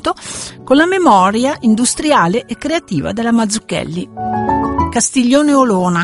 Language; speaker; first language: Italian; native; Italian